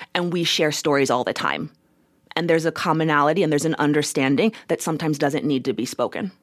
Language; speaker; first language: English; native; English